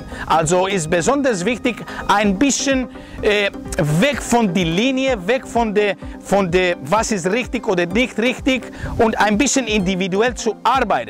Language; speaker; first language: German; non-native, fluent; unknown